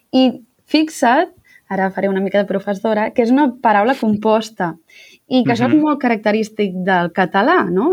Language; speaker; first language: Catalan; native; Catalan